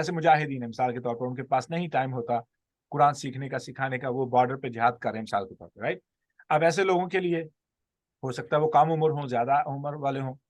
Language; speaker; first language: Urdu; non-native, local second language; Punjabi